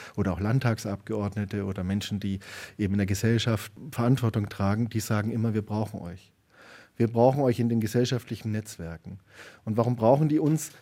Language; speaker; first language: German; native; German